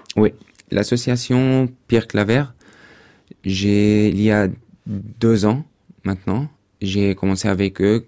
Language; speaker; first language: French; non-native, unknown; Arabic